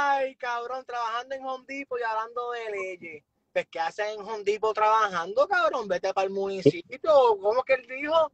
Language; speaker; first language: Spanish; native; Spanish